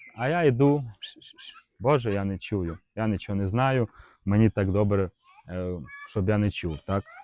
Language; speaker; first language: Ukrainian; non-native, local second language; Russian